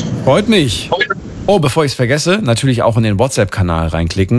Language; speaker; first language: German; native; German